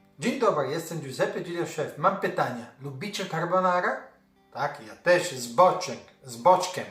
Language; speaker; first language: Polish; non-native, learner; Italian